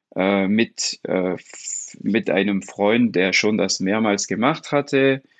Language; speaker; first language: German; non-native, fluent; French